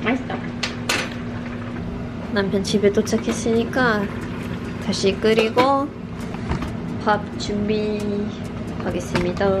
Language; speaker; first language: Korean; non-native, fluent; Swedish